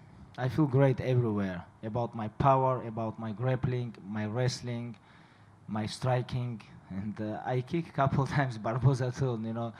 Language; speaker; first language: English; non-native, learner; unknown